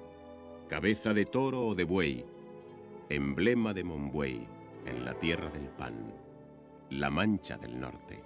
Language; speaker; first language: Spanish; native; Spanish